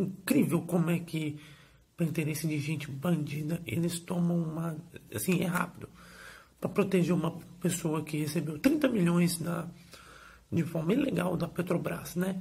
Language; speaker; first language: Portuguese; native; Portuguese